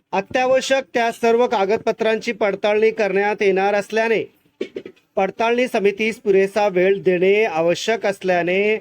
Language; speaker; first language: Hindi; non-native, local second language; Marathi